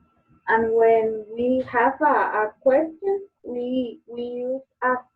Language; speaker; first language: English; non-native, learner; Spanish